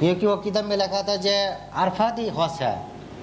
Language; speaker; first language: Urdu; non-native, learner; Bangla